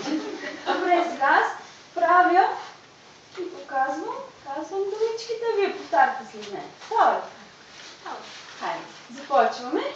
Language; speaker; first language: Bulgarian; native; Bulgarian